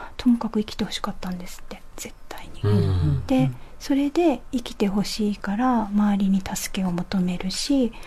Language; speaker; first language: Japanese; native; Japanese